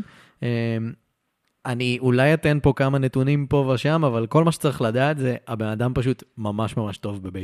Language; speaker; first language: Hebrew; native; Hebrew